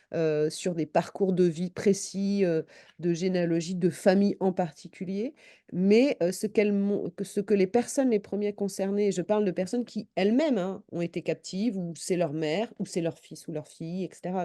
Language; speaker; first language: French; native; French